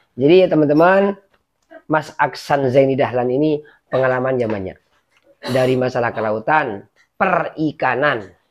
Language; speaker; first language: Indonesian; native; Indonesian